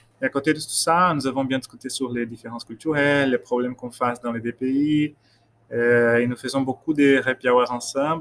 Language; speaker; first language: French; non-native, fluent; Portuguese